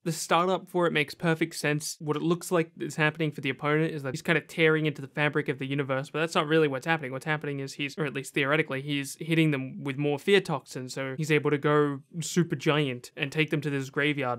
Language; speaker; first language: English; native; English